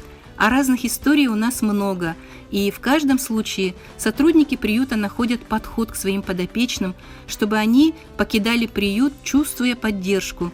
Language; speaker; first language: Russian; native; Russian